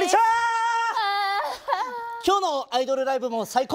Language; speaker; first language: Japanese; native; Japanese